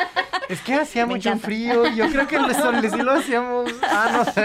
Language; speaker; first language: Spanish; non-native, fluent; English